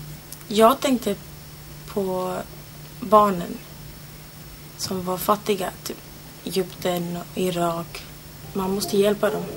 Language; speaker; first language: Swedish; early bilingual, other home language; Arabic